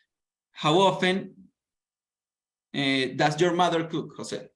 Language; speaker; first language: English; non-native, fluent; Spanish